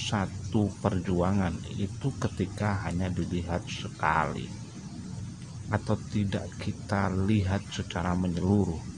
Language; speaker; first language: Indonesian; native; Indonesian